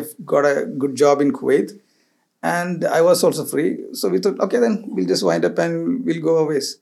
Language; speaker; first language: English; non-native, local second language; Malayalam